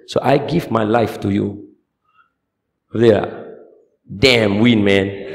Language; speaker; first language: English; non-native, local second language; Malay